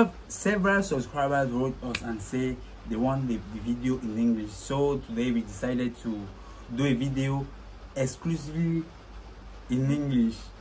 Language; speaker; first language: English; non-native, local second language; French